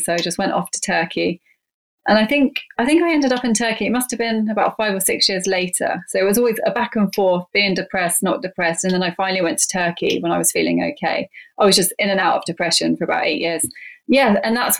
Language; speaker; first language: English; native; English